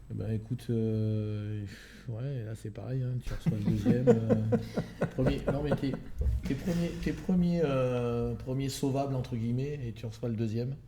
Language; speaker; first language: French; native; French